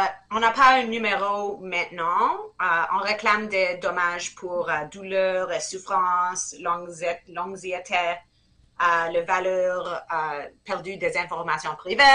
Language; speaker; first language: French; non-native, fluent; English